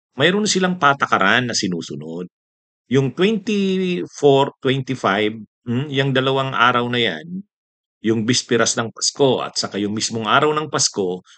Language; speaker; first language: Filipino; non-native, local second language; Bikol